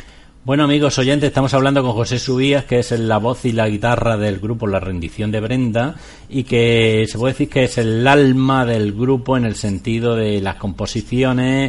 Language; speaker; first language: Spanish; native; Spanish